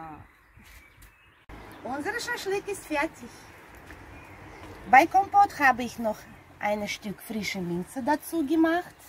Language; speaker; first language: German; non-native, fluent; Russian